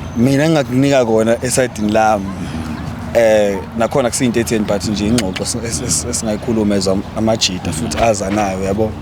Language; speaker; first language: Zulu; native; Zulu